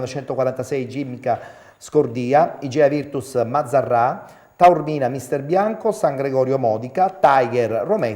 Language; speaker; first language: Italian; native; Italian